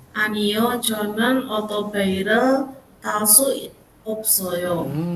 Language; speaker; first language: Korean; non-native, learner; Indonesian